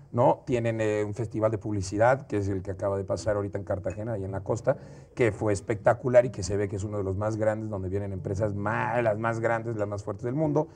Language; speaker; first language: Spanish; native; Spanish